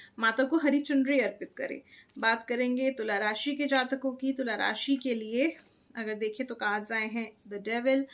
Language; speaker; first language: Hindi; native; Hindi